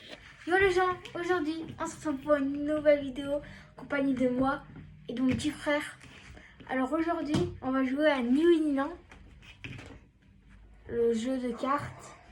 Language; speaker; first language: French; native; French